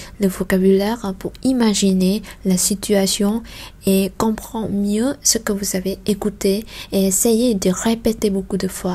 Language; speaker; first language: French; non-native, fluent; Vietnamese